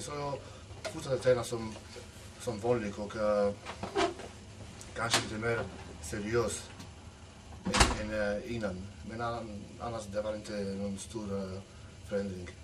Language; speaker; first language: Swedish; non-native, fluent; Macedonian